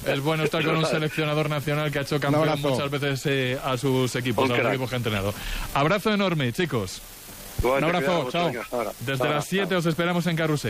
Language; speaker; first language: Spanish; native; Spanish